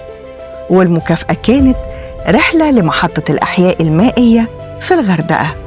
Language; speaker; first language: Arabic; native; Arabic